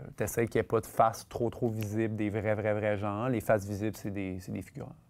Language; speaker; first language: French; native; French